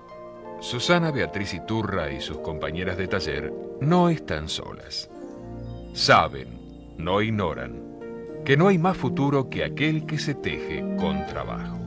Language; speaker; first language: Spanish; native; Spanish